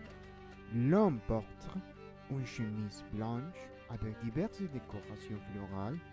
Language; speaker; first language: French; non-native, learner; Spanish